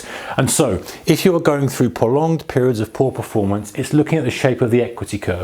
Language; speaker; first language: English; native; English